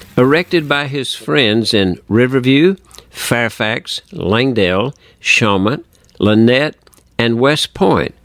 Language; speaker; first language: English; native; English